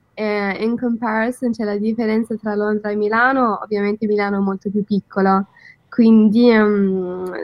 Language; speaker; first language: Italian; non-native, fluent; English